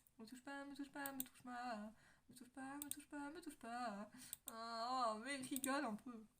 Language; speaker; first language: French; native; French